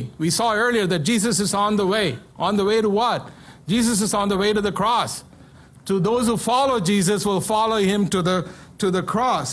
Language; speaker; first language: English; non-native, local second language; Malayalam